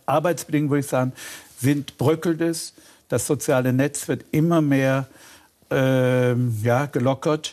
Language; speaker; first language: German; native; German